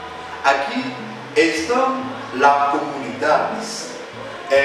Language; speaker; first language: Spanish; non-native, fluent; Haitian Creole